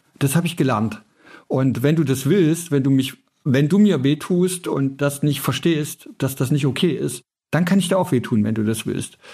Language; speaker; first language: German; native; German